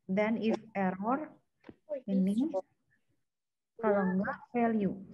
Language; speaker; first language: Indonesian; native; Indonesian